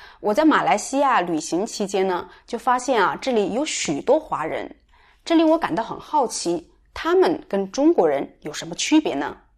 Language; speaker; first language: Chinese; native; Chinese